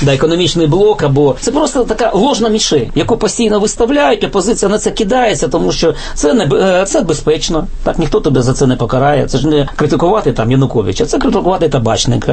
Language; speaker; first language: Ukrainian; native; Ukrainian